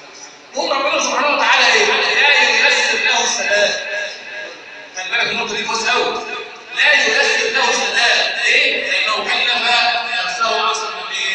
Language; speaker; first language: Arabic; native; Arabic